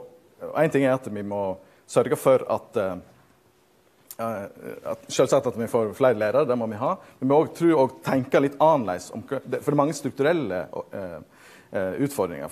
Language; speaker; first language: Norwegian; native; Norwegian